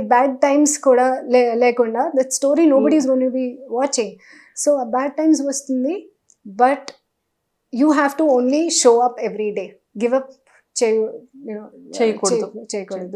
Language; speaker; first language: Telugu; non-native, local second language; Hindi